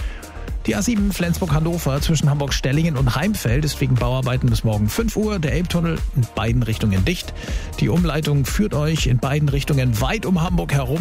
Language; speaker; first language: German; native; German